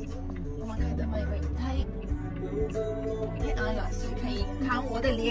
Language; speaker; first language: Chinese; non-native, learner; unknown